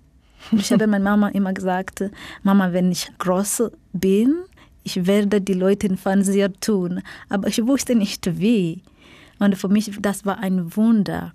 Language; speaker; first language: German; non-native, fluent; Swahili